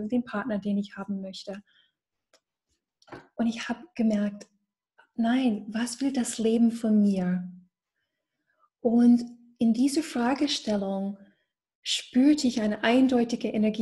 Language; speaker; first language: German; non-native, fluent; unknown